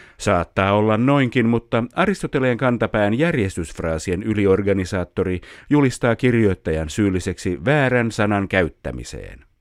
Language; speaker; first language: Finnish; native; Finnish